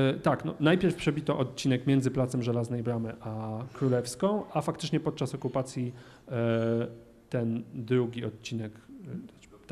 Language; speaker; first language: Polish; native; Polish